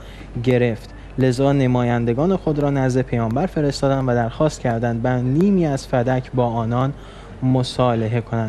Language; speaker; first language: Persian; native; Persian